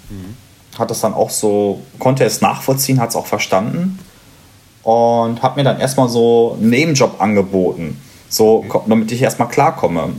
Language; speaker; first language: German; native; German